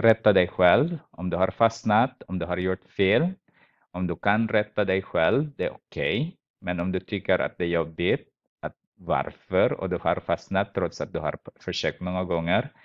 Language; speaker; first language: Swedish; non-native, fluent; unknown